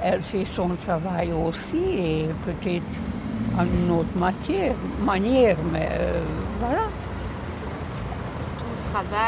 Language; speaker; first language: French; non-native, fluent; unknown